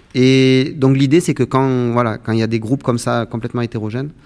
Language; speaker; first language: French; native; French